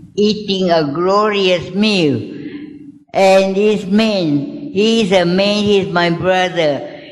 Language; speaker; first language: English; non-native, fluent; Min Nan Chinese